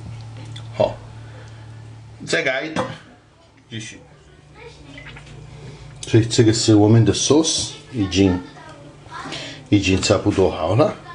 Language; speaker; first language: Chinese; non-native, fluent; Italian